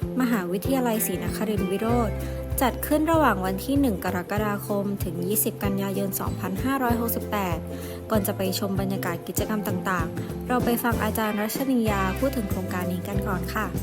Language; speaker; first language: Thai; native; Thai